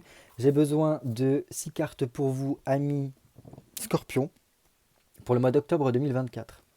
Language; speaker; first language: French; native; French